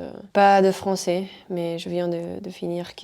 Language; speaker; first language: French; non-native, fluent; Spanish